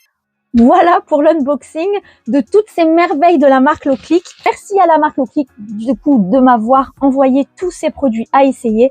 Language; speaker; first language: French; native; French